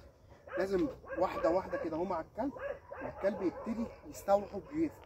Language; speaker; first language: Arabic; native; Arabic